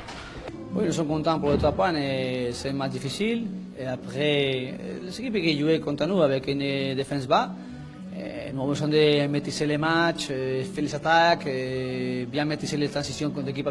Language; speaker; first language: French; non-native, fluent; Spanish